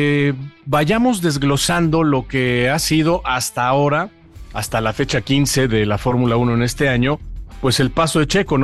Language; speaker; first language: Spanish; native; Spanish